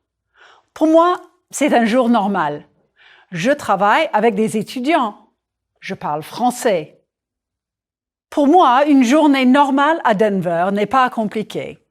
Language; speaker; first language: French; non-native, fluent; English